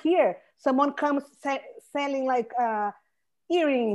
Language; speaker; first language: English; non-native, fluent; Portuguese